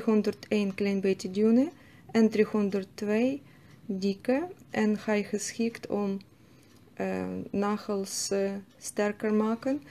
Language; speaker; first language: Dutch; non-native, learner; Russian